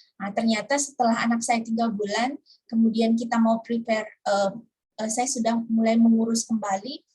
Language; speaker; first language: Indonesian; native; Indonesian